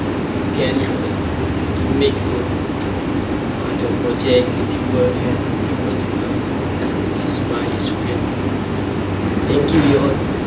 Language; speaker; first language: English; non-native, local second language; Malay